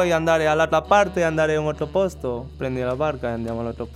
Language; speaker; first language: Italian; non-native, learner; Chinese